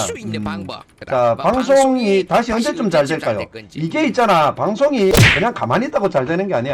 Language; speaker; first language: Korean; native; Korean